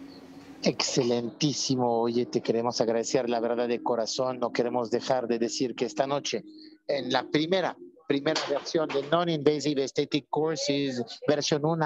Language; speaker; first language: Spanish; native; Spanish